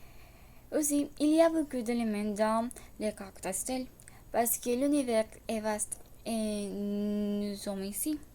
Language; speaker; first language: French; non-native, learner; Spanish